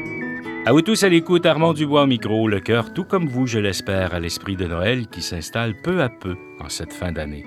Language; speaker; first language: French; native; French